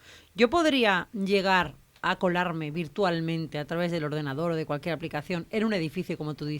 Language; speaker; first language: Spanish; native; Spanish